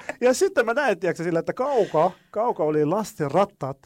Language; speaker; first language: Finnish; non-native, learner; Arabic